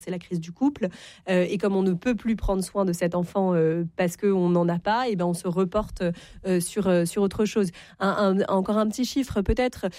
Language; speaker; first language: French; native; French